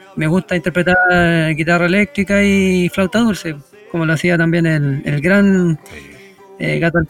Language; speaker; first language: Spanish; native; Spanish